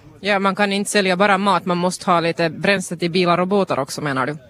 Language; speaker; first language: Swedish; native; Swedish